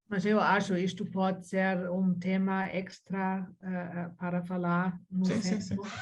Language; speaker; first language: Portuguese; non-native, fluent; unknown